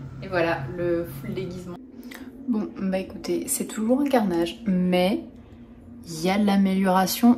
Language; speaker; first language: French; native; French